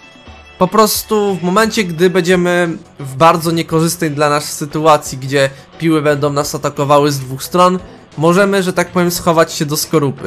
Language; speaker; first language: Polish; native; Polish